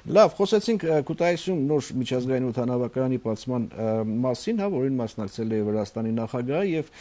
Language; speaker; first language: Armenian; native; Armenian